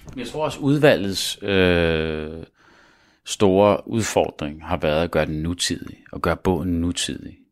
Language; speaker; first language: Danish; early bilingual, other home language; Arabic